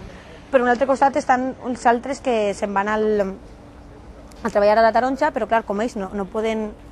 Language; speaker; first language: Spanish; non-native, local second language; Catalan